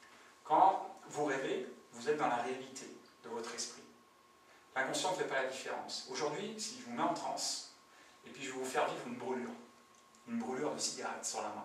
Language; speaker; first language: French; native; French